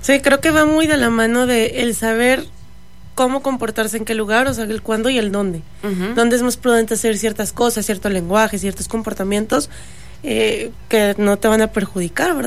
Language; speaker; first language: Spanish; native; Spanish